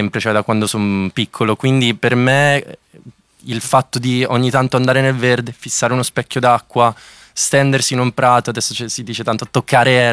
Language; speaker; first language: Italian; native; Italian